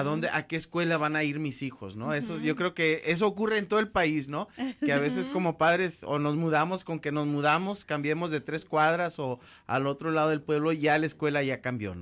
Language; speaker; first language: Spanish; native; Spanish